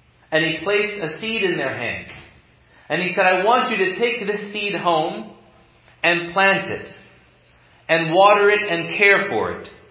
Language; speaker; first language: English; native; English